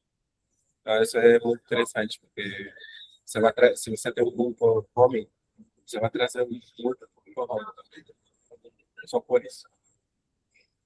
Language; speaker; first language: Portuguese; non-native, learner; Spanish